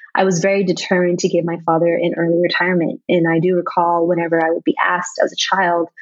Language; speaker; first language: English; native; English